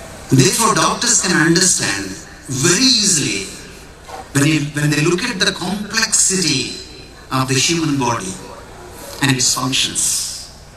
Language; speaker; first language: English; non-native, local second language; Telugu